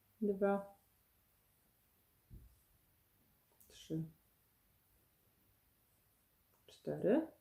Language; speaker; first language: Polish; native; Polish